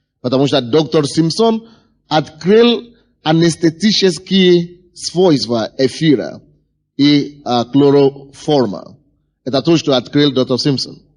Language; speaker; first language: Russian; non-native, fluent; Yoruba